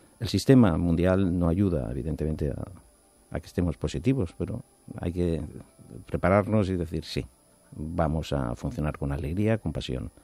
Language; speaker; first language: Spanish; non-native, local second language; Catalan